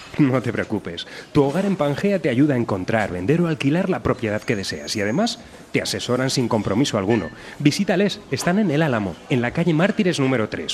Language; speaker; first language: Spanish; native; Spanish